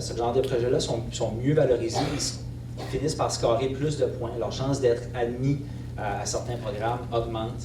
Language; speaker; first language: French; native; French